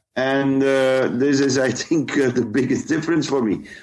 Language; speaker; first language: English; non-native, fluent; Dutch